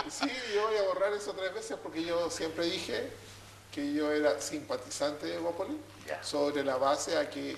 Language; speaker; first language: Spanish; native; Spanish